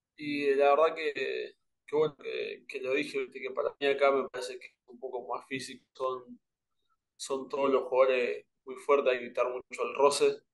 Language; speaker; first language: Spanish; native; Spanish